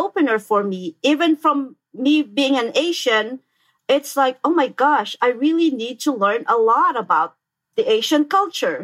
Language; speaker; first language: English; non-native, local second language; Filipino